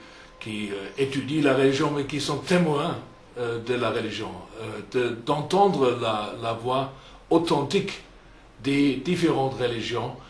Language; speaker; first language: French; non-native, fluent; German